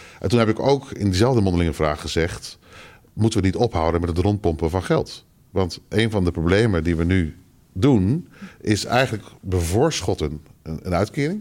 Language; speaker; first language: Dutch; native; Dutch